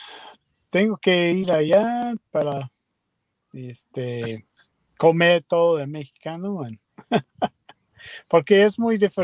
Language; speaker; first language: Spanish; non-native, learner; English